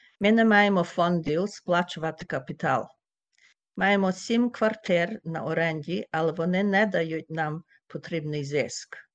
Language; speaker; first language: Ukrainian; early bilingual, heritage; Ukrainian